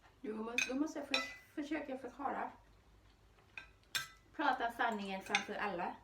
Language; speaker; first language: Swedish; non-native, learner; Thai